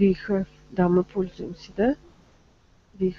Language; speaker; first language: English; non-native, learner; Russian